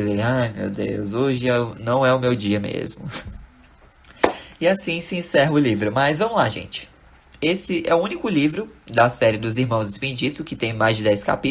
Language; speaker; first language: Portuguese; native; Portuguese